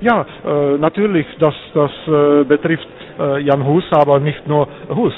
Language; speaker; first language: German; non-native, fluent; Czech